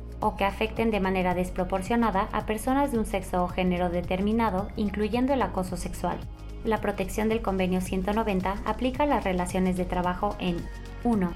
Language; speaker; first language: Spanish; native; Spanish